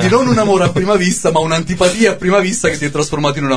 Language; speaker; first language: Italian; native; Italian